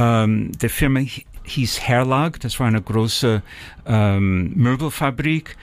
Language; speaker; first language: German; early bilingual, heritage; German